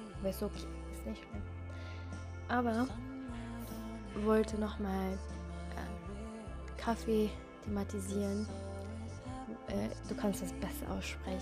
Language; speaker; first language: German; non-native, fluent; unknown